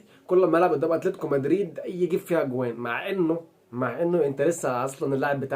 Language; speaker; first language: Arabic; native; Arabic